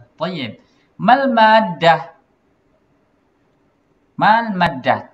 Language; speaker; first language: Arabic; non-native, fluent; Indonesian